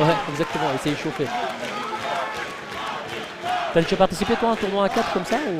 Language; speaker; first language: French; native; French